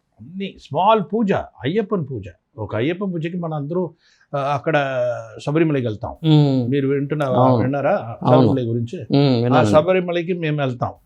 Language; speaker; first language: Telugu; non-native, fluent; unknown